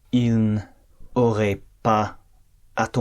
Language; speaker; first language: French; non-native, learner; English